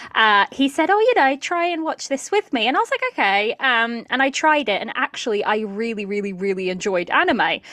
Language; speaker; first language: English; early bilingual, other home language; Portuguese